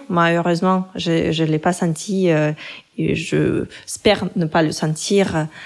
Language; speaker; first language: French; non-native, fluent; Russian